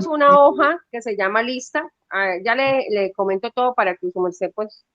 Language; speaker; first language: Spanish; native; Spanish